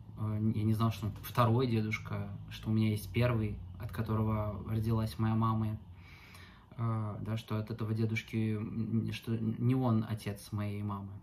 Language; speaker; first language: Russian; native; Russian